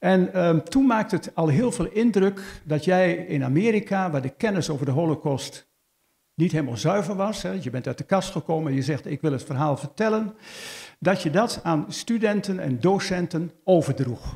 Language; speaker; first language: Dutch; native; Dutch